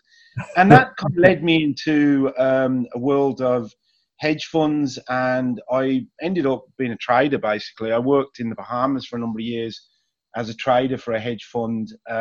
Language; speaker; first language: English; native; English